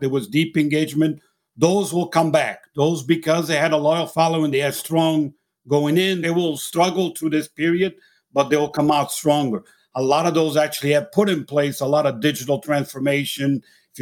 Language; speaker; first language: English; non-native, fluent; Italian